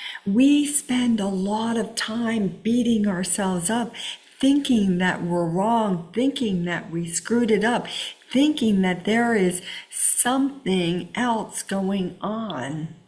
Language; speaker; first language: English; native; English